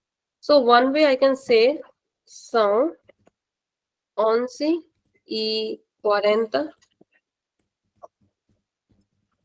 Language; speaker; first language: Portuguese; non-native, fluent; Hindi